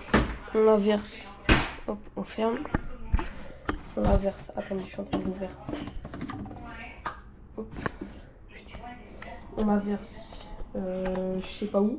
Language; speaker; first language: French; native; French